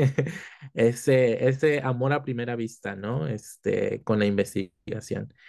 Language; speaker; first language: Spanish; early bilingual, heritage; Spanish